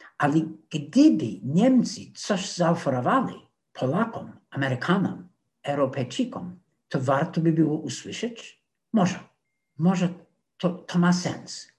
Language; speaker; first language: Polish; non-native, fluent; English